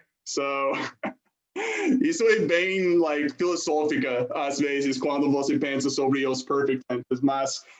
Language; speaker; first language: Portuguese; non-native, fluent; English